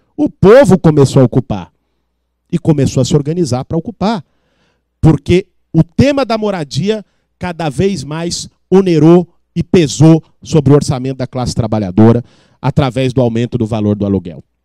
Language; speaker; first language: Portuguese; native; Portuguese